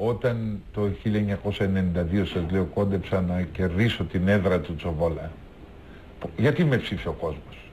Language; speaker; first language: Greek; native; Greek